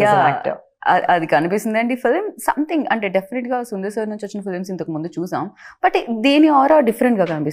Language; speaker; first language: Telugu; native; Telugu